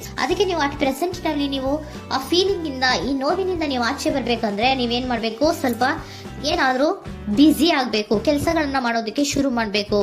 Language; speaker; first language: Kannada; native; Kannada